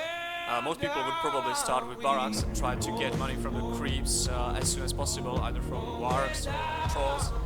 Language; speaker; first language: English; non-native, fluent; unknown